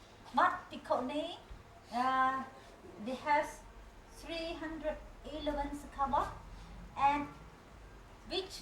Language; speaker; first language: English; non-native, learner; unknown